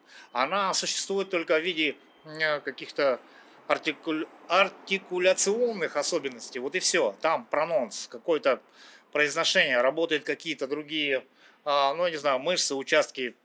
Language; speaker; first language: Russian; native; Russian